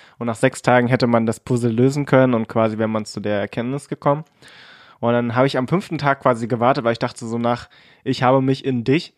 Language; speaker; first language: German; early bilingual, other home language; Vietnamese